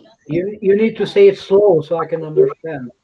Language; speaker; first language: English; non-native, fluent; Norwegian